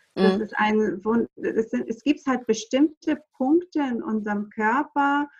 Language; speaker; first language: German; non-native, fluent; Greek